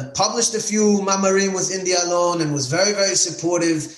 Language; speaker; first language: English; native; English